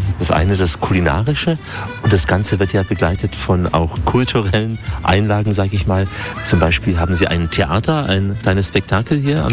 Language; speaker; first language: German; native; German